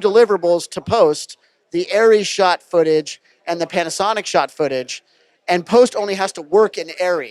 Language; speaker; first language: English; native; English